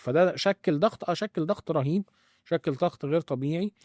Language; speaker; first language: Arabic; native; Arabic